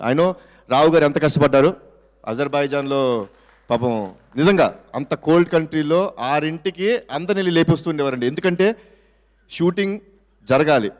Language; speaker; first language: Telugu; native; Telugu